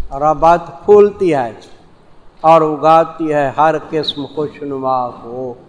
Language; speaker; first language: Urdu; non-native, local second language; Saraiki